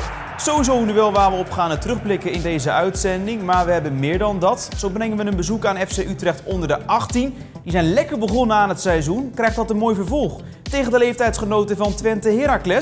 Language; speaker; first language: Dutch; native; Dutch